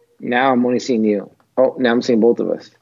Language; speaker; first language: English; native; English